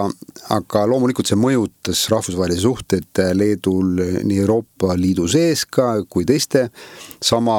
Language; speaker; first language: Estonian; native; Estonian